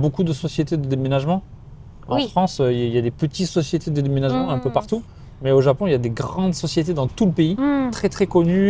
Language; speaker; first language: French; native; French